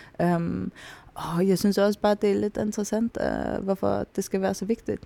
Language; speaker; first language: Danish; non-native, local second language; Faroese